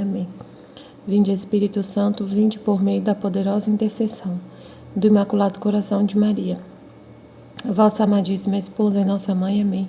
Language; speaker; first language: Portuguese; native; Portuguese